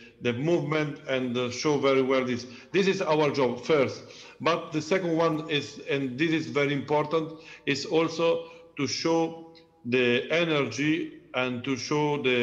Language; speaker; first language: English; non-native, learner; Italian